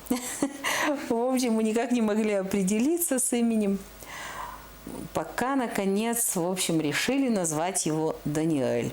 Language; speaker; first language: Russian; native; Russian